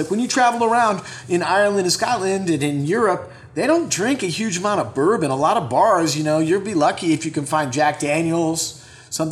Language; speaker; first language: English; native; English